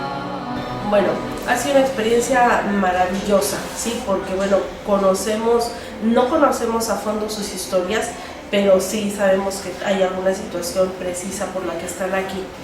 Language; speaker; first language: Spanish; native; Spanish